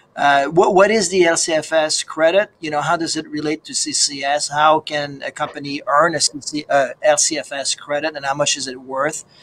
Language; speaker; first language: English; native; English